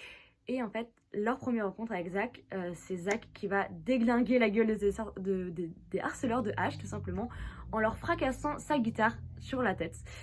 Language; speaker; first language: French; native; French